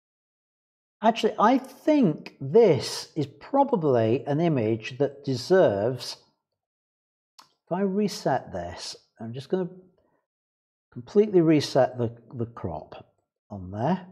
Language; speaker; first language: English; native; English